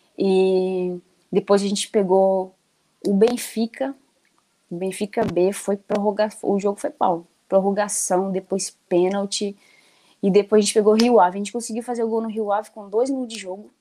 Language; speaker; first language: Portuguese; native; Portuguese